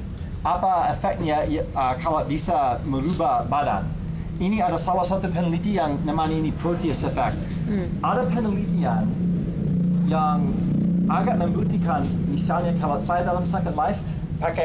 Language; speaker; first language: Indonesian; non-native, fluent; English